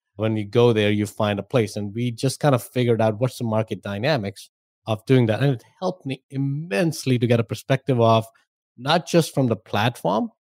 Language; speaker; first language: English; non-native, local second language; Hindi